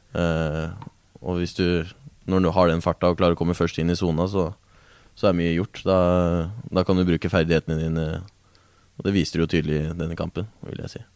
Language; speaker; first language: Norwegian; native; Norwegian